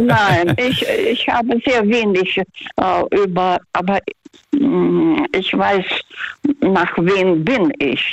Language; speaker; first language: German; non-native, fluent; Russian